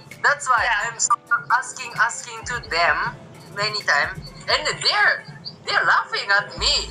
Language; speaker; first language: English; non-native, learner; Japanese